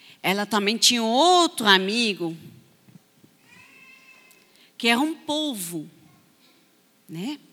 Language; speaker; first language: Portuguese; non-native, fluent; Dutch